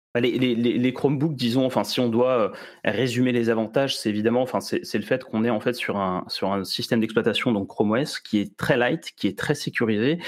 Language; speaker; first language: French; early bilingual, other home language; Serbian